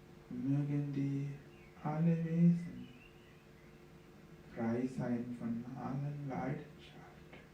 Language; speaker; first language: German; non-native, fluent; Sinhala